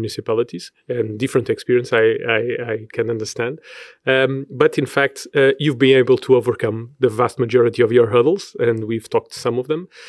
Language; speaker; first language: English; non-native, fluent; Portuguese